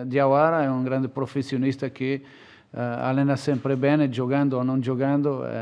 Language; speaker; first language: Italian; non-native, fluent; Portuguese